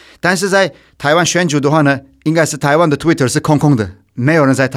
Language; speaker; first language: Chinese; non-native, fluent; Turkish